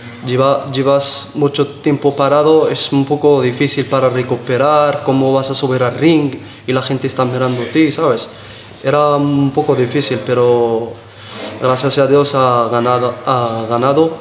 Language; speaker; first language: Spanish; non-native, learner; Arabic